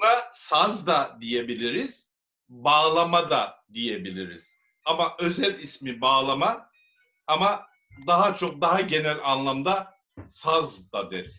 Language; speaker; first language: Turkish; native; Turkish